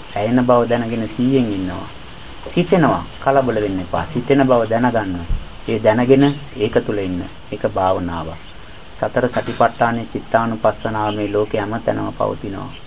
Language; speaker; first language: Sinhala; non-native, fluent; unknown